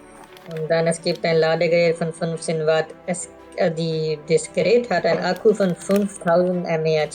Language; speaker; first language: German; non-native, fluent; Urdu